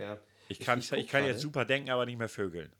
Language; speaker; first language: German; native; German